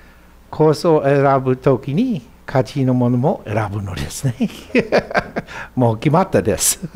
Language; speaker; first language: Japanese; non-native, fluent; English